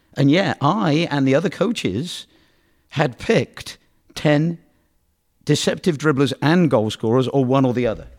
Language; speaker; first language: English; native; English